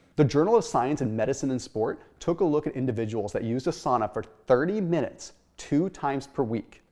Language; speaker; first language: English; native; English